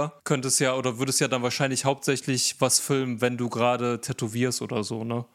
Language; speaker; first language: German; native; German